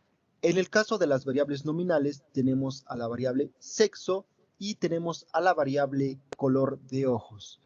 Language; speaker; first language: Spanish; native; Spanish